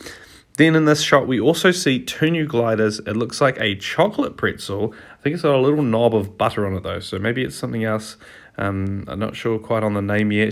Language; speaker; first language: English; native; English